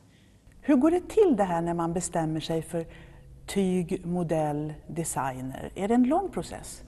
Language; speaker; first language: Swedish; native; Swedish